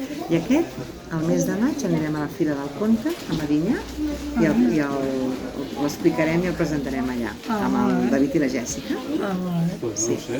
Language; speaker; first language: Catalan; native; Catalan